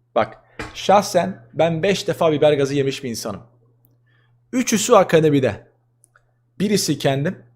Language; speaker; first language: Turkish; native; Turkish